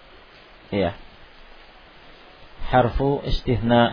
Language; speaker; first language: Arabic; non-native, fluent; Indonesian